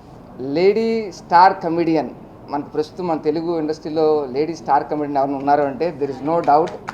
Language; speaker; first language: Telugu; native; Telugu